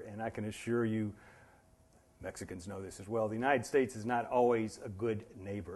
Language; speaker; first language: English; native; English